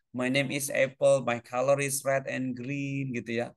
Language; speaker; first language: English; non-native, fluent; Indonesian